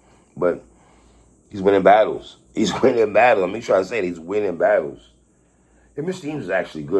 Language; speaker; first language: English; native; English